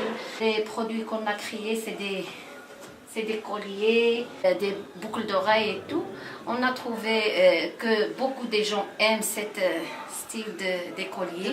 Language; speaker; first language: French; non-native, local second language; Arabic